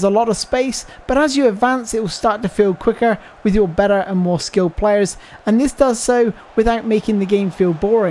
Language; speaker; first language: English; native; English